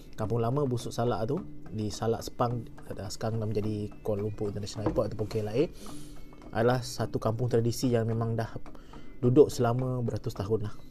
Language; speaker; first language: Malay; non-native, local second language; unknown